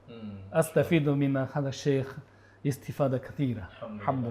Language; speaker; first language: Arabic; non-native, learner; Chinese